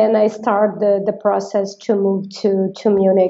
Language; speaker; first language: English; non-native, fluent; Portuguese